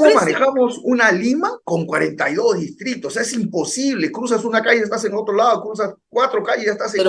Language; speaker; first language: Spanish; native; Spanish